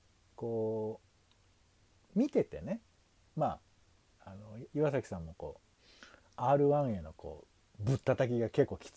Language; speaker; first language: Japanese; native; Japanese